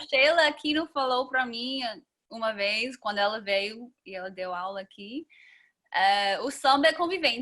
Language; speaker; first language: Portuguese; non-native, fluent; English